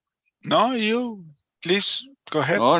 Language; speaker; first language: English; non-native, learner; Spanish